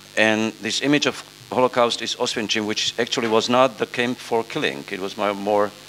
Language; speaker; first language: English; non-native, fluent; Slovak